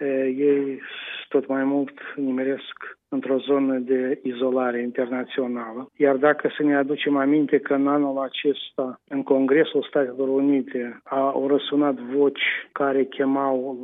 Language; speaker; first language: Romanian; native; Romanian